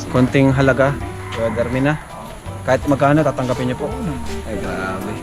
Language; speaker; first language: Filipino; native; Filipino